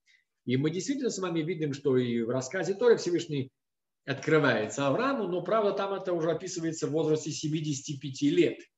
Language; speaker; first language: Russian; native; Russian